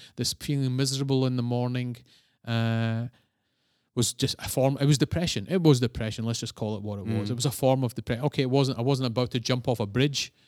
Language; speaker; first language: English; native; English